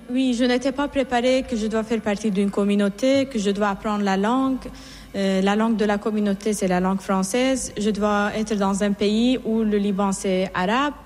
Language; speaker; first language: French; non-native, fluent; Persian